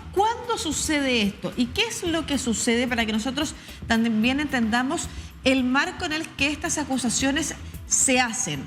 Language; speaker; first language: Spanish; native; Spanish